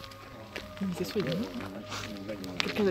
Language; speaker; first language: French; native; French